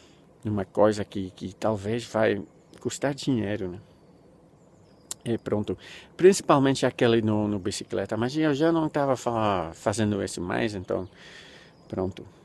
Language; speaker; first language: Portuguese; non-native, fluent; Dutch